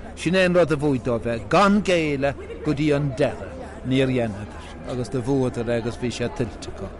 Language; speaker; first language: Irish; native; Irish